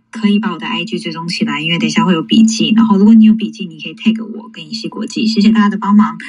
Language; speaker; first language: Chinese; early bilingual, heritage; English